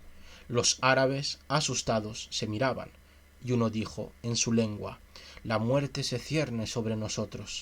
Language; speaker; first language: Spanish; native; Spanish